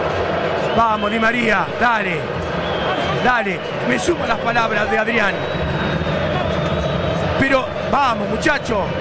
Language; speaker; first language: Spanish; native; Spanish